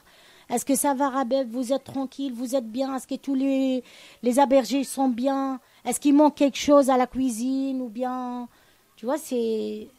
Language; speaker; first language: French; non-native, learner; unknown